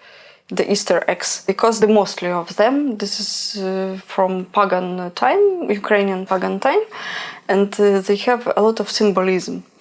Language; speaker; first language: English; non-native, learner; Ukrainian